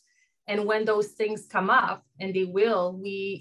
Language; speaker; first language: English; non-native, fluent; French